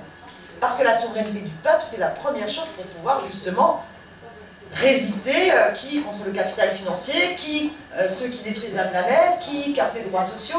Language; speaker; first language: French; native; French